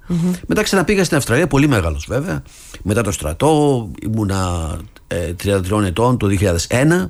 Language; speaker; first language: Greek; early bilingual, heritage; Greek